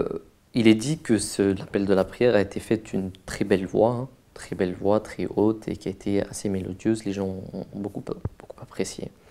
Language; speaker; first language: French; native; French